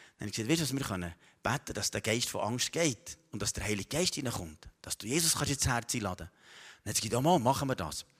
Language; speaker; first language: German; native; German